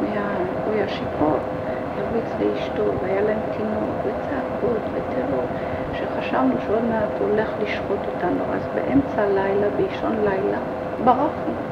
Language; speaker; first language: Hebrew; early bilingual, other home language; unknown